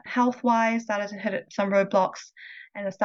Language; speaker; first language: English; non-native, local second language; Cantonese